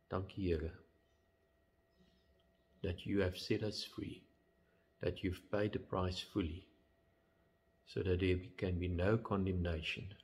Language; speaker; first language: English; non-native, local second language; Afrikaans